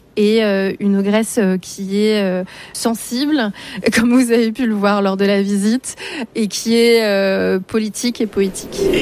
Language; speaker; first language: French; native; French